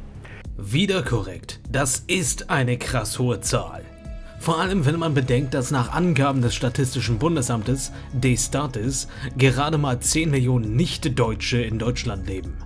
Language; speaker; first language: German; native; German